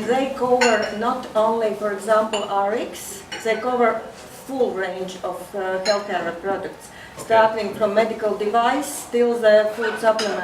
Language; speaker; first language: English; non-native, learner; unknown